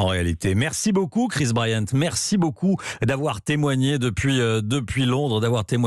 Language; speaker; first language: French; native; French